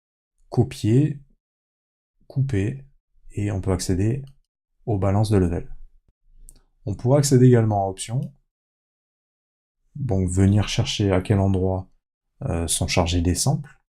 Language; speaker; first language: French; native; French